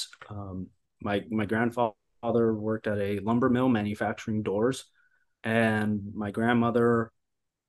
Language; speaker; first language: English; native; English